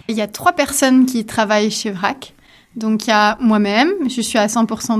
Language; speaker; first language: French; native; French